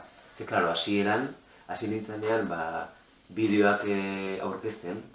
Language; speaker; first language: Basque; non-native, local second language; Spanish